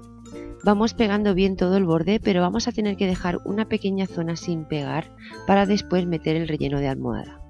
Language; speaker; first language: Spanish; native; Spanish